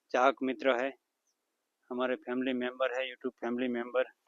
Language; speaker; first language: Hindi; non-native, local second language; Gujarati